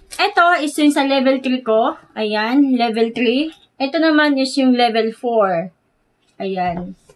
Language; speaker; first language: Filipino; native; Filipino